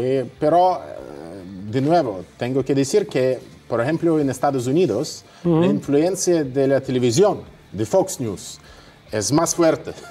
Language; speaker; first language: Spanish; non-native, fluent; Russian